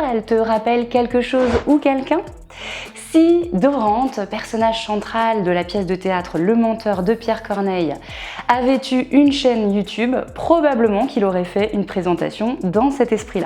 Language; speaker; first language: French; native; French